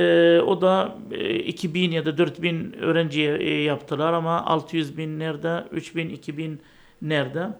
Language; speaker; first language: Turkish; non-native, fluent; Arabic